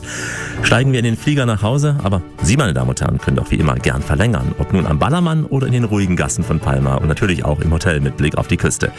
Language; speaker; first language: German; native; German